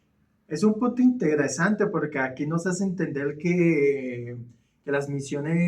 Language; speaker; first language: Spanish; native; Spanish